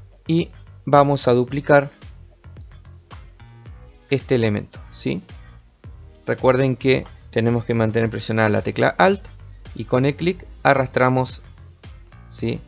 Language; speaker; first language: Spanish; native; Spanish